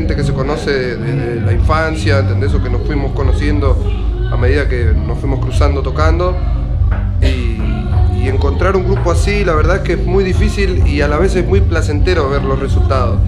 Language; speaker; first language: Spanish; native; Spanish